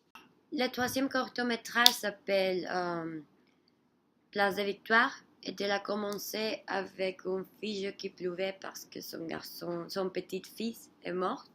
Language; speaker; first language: French; non-native, learner; Spanish